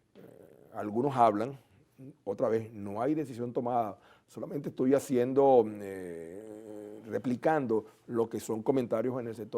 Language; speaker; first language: Spanish; native; Spanish